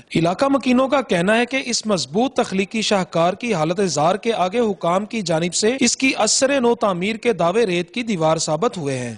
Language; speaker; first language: Urdu; non-native, local second language; Punjabi